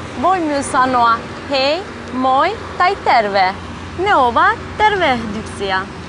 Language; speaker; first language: Finnish; non-native, fluent; Albanian